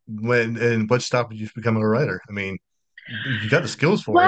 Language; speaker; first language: English; native; English